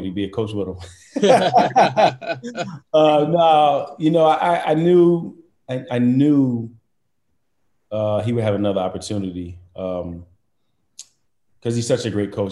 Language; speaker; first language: English; native; English